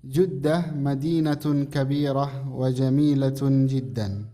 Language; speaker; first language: Arabic; non-native, fluent; Indonesian